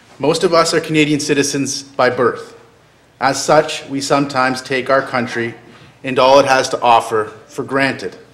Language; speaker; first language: English; native; English